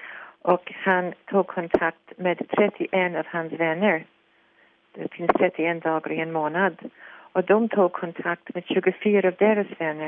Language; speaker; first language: Swedish; non-native, fluent; English